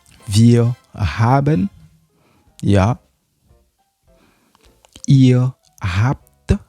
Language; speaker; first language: German; non-native, learner; French